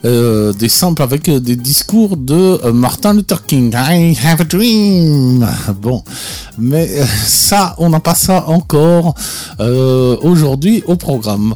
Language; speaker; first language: French; native; French